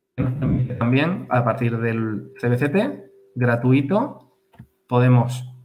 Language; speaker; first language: Spanish; native; Spanish